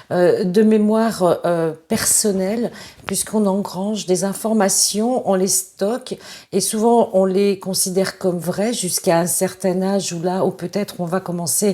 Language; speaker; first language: French; native; French